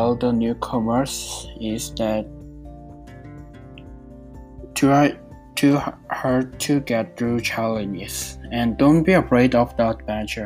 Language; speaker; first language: English; non-native, learner; Korean